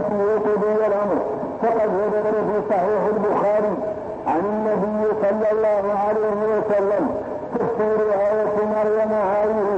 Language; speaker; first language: Arabic; native; Arabic